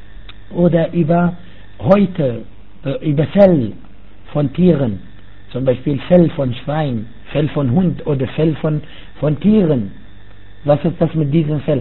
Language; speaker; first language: German; non-native, fluent; Arabic